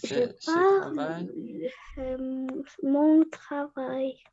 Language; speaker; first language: French; non-native, learner; Russian